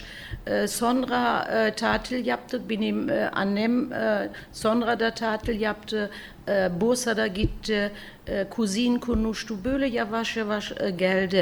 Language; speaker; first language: Turkish; early bilingual, heritage; German